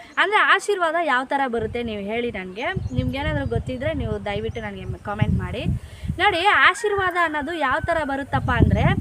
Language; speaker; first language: Kannada; non-native, local second language; Telugu